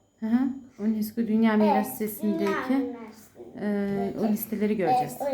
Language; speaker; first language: Turkish; native; Turkish